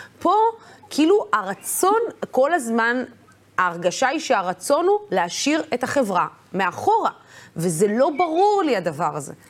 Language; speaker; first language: Hebrew; non-native, local second language; Arabic